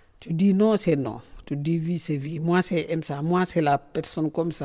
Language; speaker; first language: French; non-native, learner; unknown